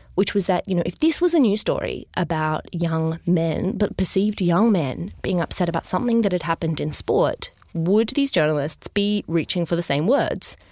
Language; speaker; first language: English; native; English